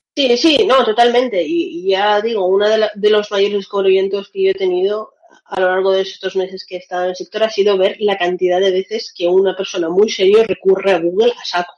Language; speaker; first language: Spanish; early bilingual, other home language; Russian